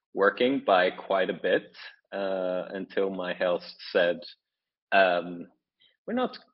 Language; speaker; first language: English; non-native, fluent; Norwegian